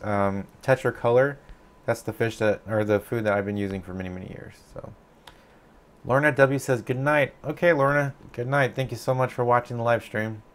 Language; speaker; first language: English; native; English